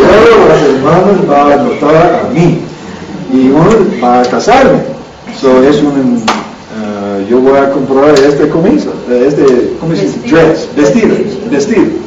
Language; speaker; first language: Spanish; non-native, learner; English